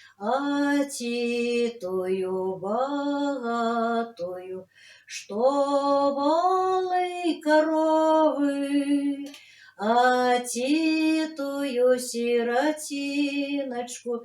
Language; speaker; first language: Belarusian; native; Belarusian